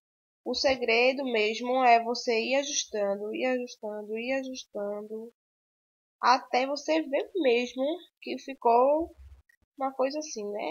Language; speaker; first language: Portuguese; native; Portuguese